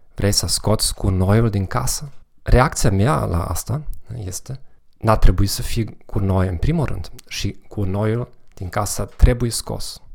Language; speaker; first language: Romanian; non-native, fluent; German